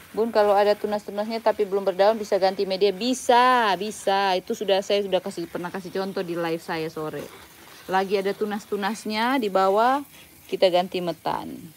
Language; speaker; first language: Indonesian; native; Indonesian